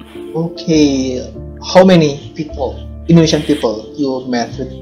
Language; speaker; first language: English; non-native, learner; Indonesian